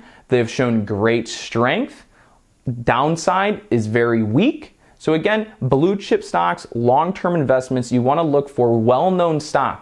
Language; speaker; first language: English; native; English